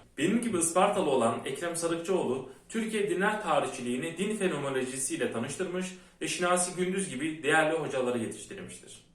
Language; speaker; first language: Turkish; early bilingual, heritage; Turkish